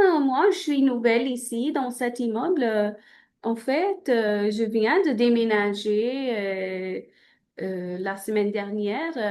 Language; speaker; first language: French; non-native, fluent; Hindi